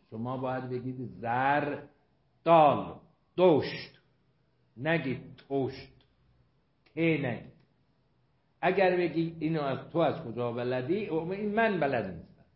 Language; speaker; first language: Persian; non-native, local second language; Azerbaijani